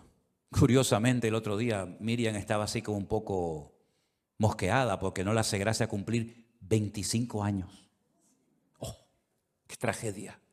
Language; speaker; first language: Spanish; native; Spanish